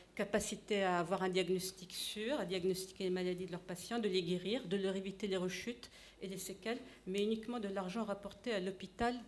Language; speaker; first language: French; non-native, local second language; Arabic